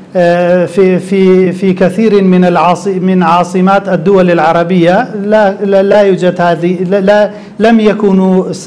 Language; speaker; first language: Arabic; non-native, local second language; Kurdish